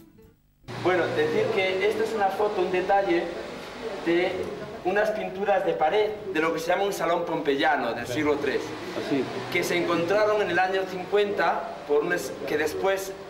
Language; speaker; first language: Spanish; native; Spanish